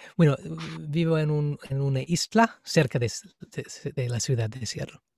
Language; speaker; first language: Spanish; non-native, fluent; English